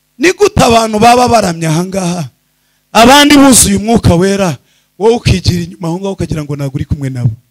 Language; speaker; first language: Kinyarwanda; early bilingual, heritage; Kinyarwanda